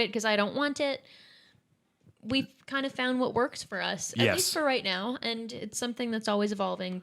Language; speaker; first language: English; native; English